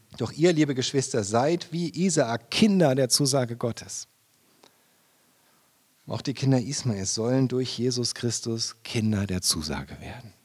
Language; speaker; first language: German; native; German